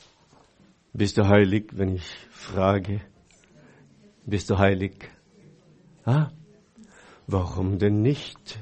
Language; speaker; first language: German; non-native, fluent; Chinese